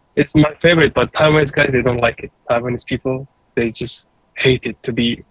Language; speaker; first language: English; non-native, learner; Persian